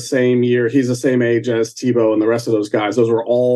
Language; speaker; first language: English; native; English